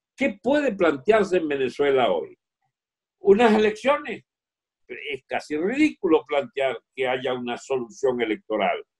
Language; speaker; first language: Spanish; native; Spanish